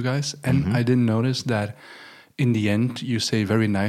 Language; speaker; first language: English; non-native, fluent; Dutch